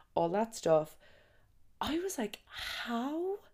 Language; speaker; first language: English; native; English